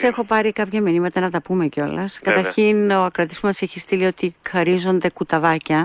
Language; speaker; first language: Greek; native; Greek